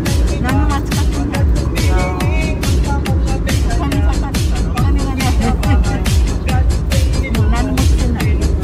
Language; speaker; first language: Japanese; native; Japanese